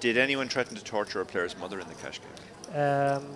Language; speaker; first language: English; native; English